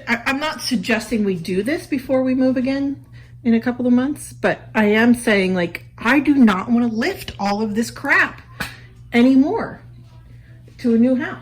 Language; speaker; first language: English; native; English